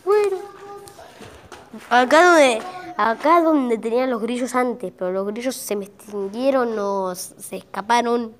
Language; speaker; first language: Spanish; native; Spanish